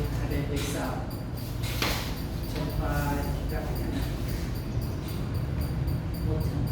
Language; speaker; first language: Vietnamese; non-native, learner; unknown